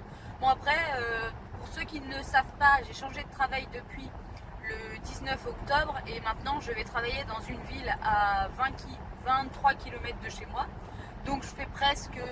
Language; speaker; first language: French; native; French